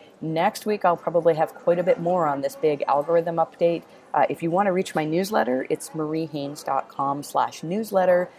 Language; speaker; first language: English; native; English